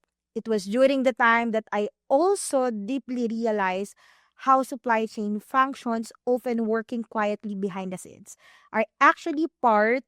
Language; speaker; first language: English; non-native, local second language; Filipino